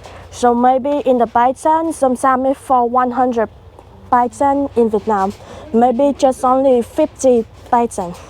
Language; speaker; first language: English; non-native, learner; Vietnamese